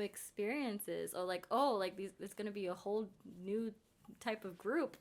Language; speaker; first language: English; native; English